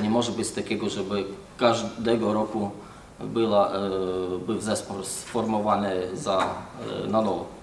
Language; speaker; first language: Polish; non-native, learner; Ukrainian